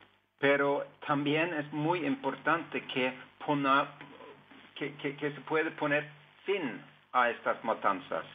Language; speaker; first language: Spanish; non-native, fluent; Norwegian